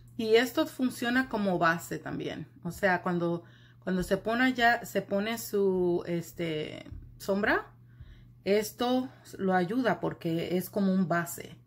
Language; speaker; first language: Spanish; early bilingual, heritage; Spanish